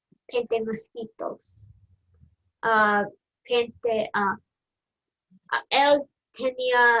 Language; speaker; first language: Spanish; non-native, learner; English